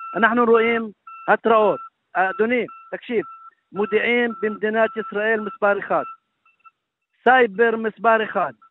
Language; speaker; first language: Hebrew; non-native, local second language; Arabic